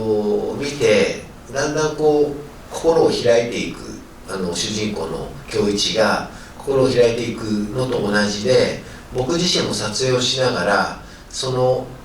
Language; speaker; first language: Japanese; native; Japanese